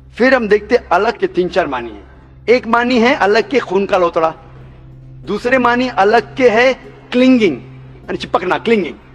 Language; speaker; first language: Hindi; non-native, local second language; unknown